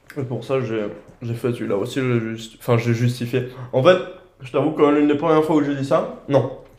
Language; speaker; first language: French; native; French